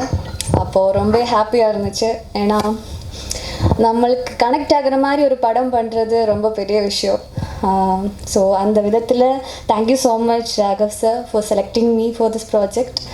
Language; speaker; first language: Tamil; non-native, fluent; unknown